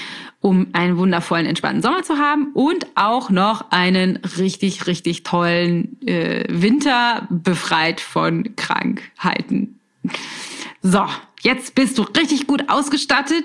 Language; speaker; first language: German; native; German